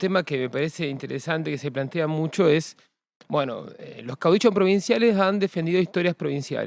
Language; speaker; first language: Spanish; native; Spanish